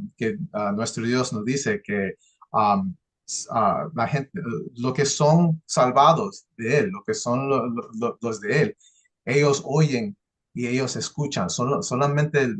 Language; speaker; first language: Spanish; early bilingual, heritage; English